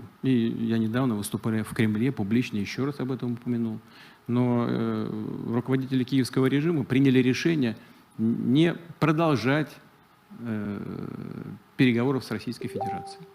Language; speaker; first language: Russian; native; Russian